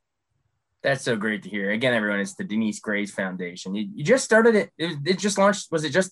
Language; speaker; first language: English; native; English